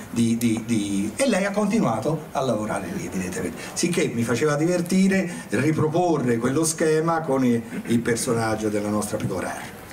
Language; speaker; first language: Italian; native; Italian